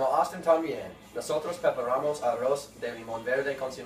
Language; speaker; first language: Spanish; non-native, learner; English